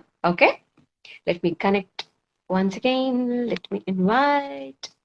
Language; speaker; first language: Telugu; native; Telugu